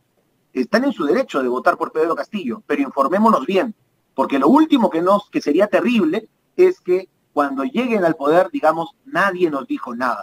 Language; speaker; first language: Spanish; native; Spanish